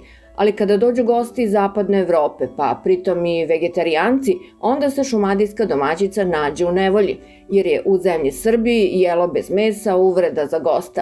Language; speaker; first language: Serbian; native; Serbian